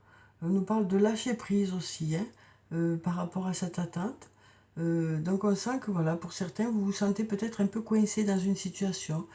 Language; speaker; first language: French; native; French